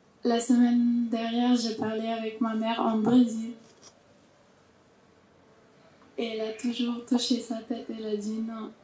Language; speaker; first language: French; non-native, learner; Russian